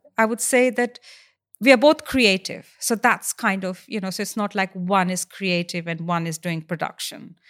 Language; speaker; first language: English; non-native, local second language; Hindi